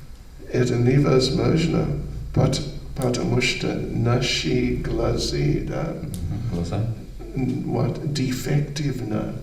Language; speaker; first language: Russian; non-native, learner; English